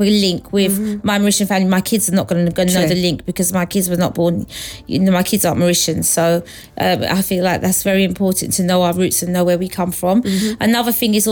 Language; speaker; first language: English; non-native, local second language; Morisyen